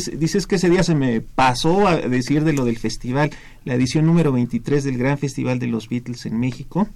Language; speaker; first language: Spanish; native; Spanish